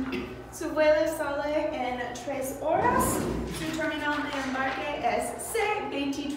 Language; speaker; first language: Spanish; non-native, learner; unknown